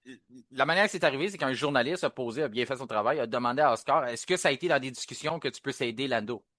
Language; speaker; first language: French; native; French